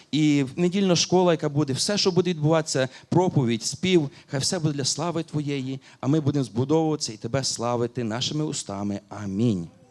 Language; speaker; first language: Ukrainian; native; Ukrainian